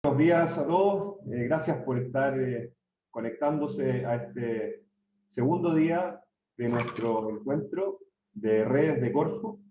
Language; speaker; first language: Spanish; native; Spanish